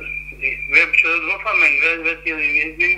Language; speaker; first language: Danish; non-native, learner; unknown